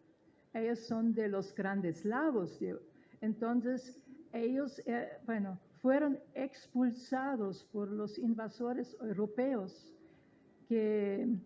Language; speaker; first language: Spanish; non-native, fluent; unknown